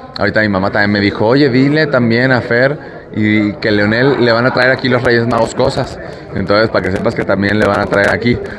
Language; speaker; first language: Spanish; native; Spanish